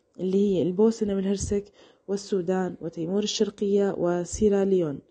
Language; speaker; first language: Arabic; native; Arabic